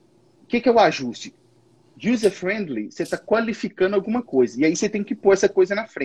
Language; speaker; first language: Portuguese; native; Portuguese